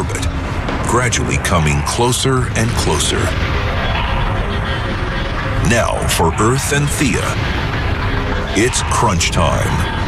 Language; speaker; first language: English; native; English